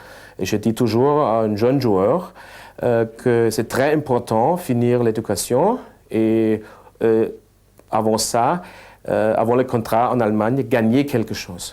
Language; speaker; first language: French; non-native, fluent; German